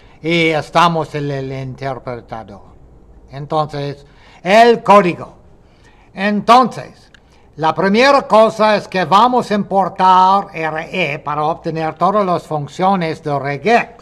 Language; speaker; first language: Spanish; non-native, fluent; English